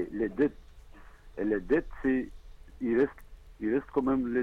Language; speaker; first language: French; non-native, learner; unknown